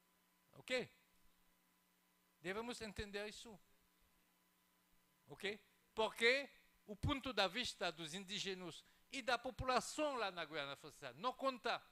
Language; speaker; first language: Portuguese; non-native, fluent; French